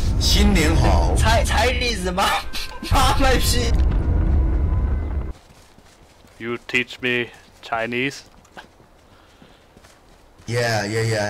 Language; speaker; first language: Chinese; non-native, learner; English